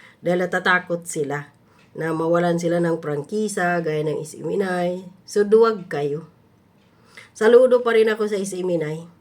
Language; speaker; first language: Filipino; non-native, local second language; Cebuano